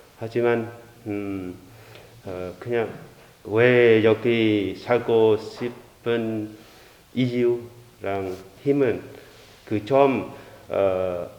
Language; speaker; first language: Korean; non-native, learner; Vietnamese